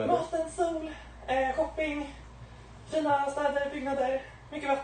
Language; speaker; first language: Swedish; non-native, fluent; Arabic